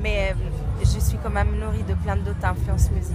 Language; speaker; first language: French; non-native, fluent; Italian